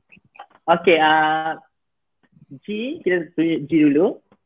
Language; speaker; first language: Malay; native; Malay